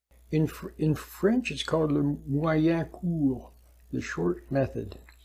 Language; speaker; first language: English; native; English